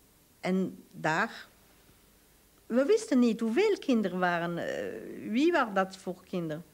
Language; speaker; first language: Dutch; non-native, local second language; French